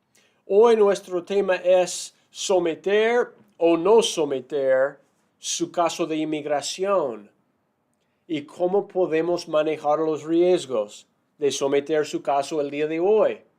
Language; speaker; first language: Spanish; non-native, fluent; English